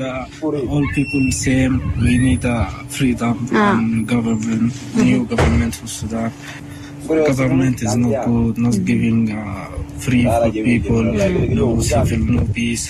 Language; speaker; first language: English; non-native, learner; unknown